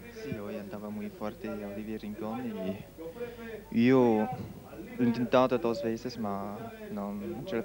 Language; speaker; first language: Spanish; non-native, learner; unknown